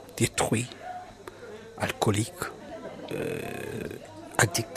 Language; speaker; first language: French; non-native, local second language; Kinyarwanda